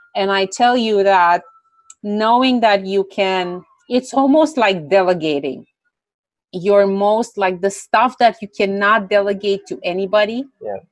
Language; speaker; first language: English; non-native, fluent; Romanian